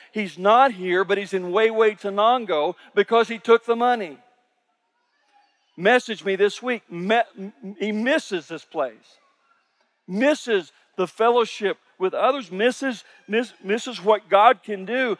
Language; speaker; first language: English; native; English